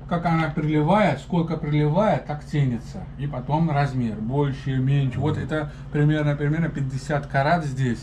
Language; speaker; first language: Russian; non-native, learner; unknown